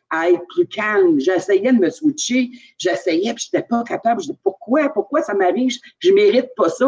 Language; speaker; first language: French; native; French